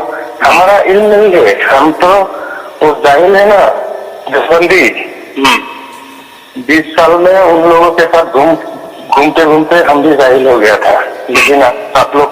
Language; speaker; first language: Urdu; non-native, local second language; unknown